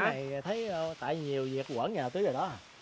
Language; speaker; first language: Vietnamese; native; Vietnamese